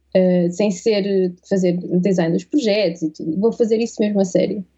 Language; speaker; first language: Portuguese; native; Portuguese